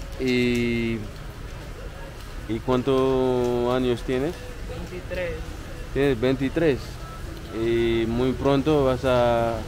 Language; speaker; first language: Spanish; non-native, learner; English